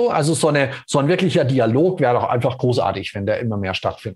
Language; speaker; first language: German; native; German